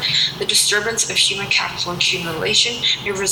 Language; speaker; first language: English; non-native, local second language; Cantonese